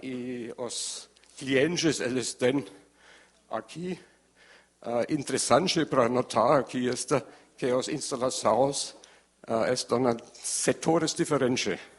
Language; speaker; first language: Portuguese; non-native, learner; German